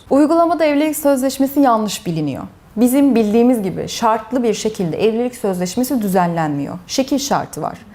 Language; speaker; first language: Turkish; early bilingual, heritage; Turkish